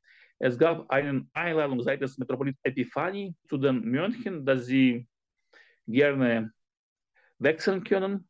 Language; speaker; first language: German; non-native, fluent; Ukrainian